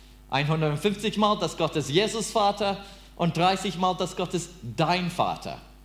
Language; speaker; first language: German; non-native, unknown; English